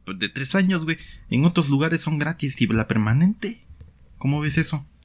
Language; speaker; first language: Spanish; native; Spanish